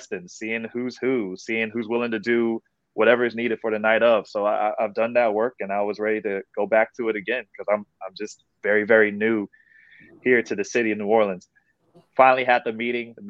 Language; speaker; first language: English; native; English